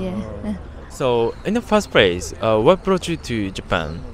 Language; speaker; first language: English; non-native, fluent; Japanese